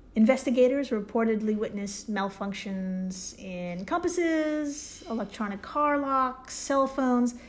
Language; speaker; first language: English; native; English